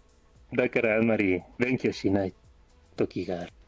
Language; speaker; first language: Japanese; non-native, learner; English